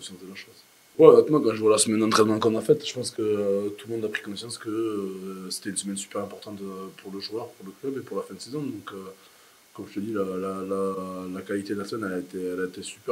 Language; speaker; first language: French; native; French